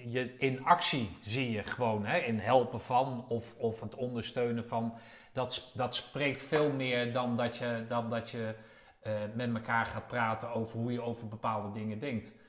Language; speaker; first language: Dutch; native; Dutch